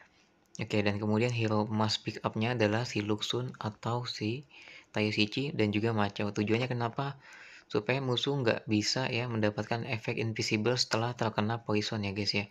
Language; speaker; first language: Indonesian; native; Indonesian